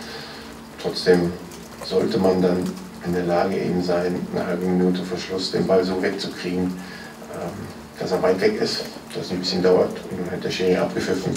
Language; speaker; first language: German; native; German